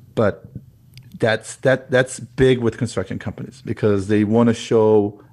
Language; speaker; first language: English; non-native, fluent; Hebrew